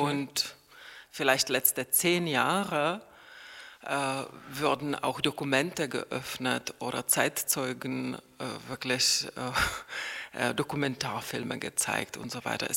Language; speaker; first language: German; non-native, fluent; Czech